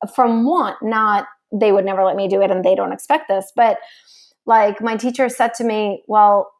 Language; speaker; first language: English; early bilingual, other home language; Russian